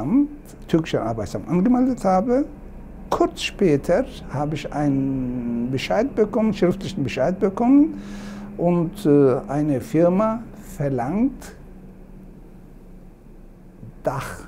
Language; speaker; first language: German; non-native, fluent; Turkish